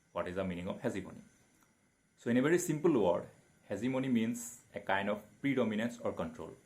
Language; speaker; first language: English; non-native, local second language; Assamese